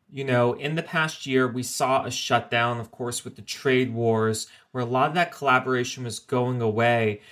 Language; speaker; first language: English; native; English